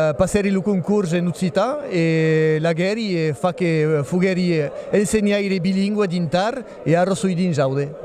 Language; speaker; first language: Occitan; non-native, local second language; French